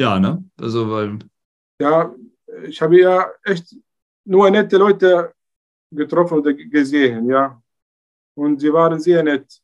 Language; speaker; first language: German; non-native, learner; Arabic